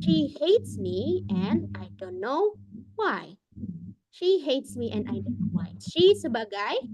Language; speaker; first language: English; non-native, local second language; Indonesian